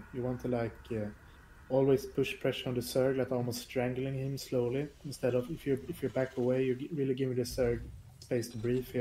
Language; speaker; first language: English; non-native, fluent; Swedish